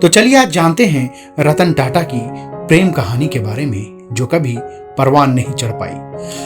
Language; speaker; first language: Hindi; native; Hindi